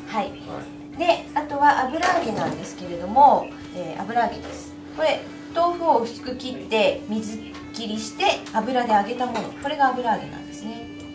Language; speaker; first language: Japanese; native; Japanese